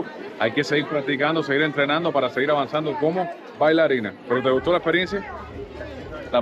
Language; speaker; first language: Spanish; native; Spanish